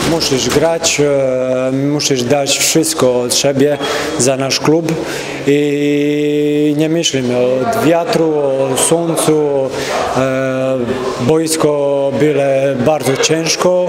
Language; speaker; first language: Polish; non-native, learner; Croatian